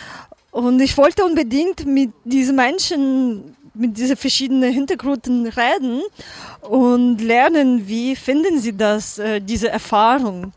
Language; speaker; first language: German; non-native, learner; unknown